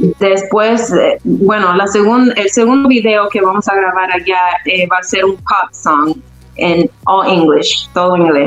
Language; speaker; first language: Spanish; early bilingual, other home language; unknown